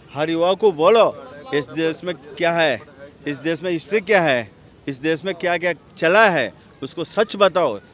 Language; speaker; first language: Hindi; non-native, local second language; Tamil